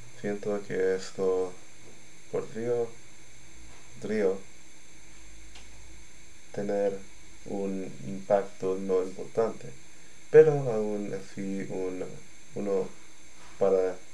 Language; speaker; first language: Spanish; non-native, learner; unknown